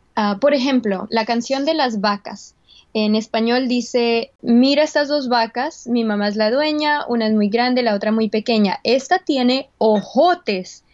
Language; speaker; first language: Spanish; early bilingual, heritage; Spanish